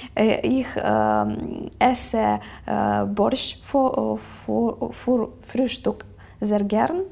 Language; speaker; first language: German; non-native, learner; Ukrainian